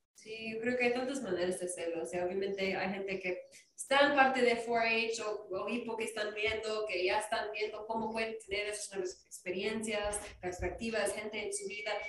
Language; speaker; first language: Spanish; non-native, fluent; English